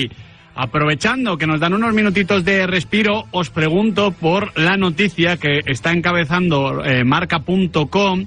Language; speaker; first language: Spanish; native; Spanish